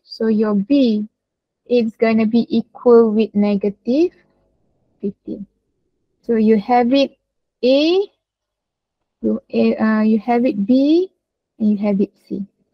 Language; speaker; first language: English; non-native, local second language; Malay